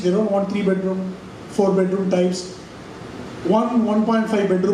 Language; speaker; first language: English; non-native, local second language; Tamil